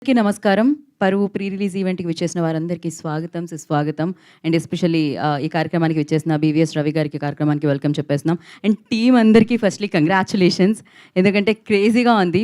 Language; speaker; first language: Telugu; native; Telugu